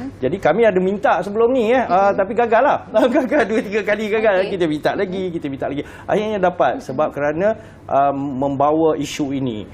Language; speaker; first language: Malay; native; Malay